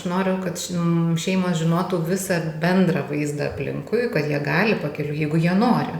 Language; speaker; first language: Lithuanian; native; Lithuanian